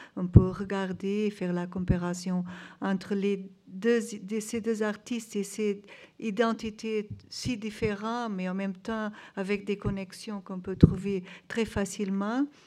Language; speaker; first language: French; non-native, fluent; Portuguese